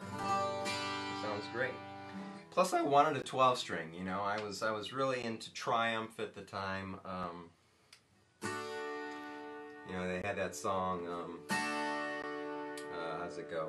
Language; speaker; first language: English; native; English